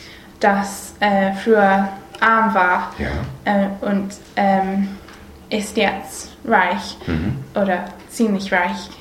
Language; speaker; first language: German; non-native, learner; English